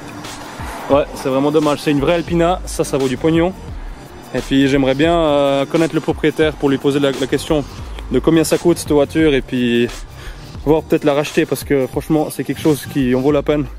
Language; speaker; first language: French; native; French